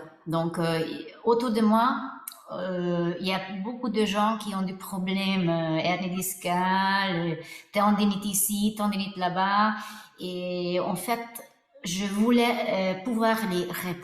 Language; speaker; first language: French; non-native, fluent; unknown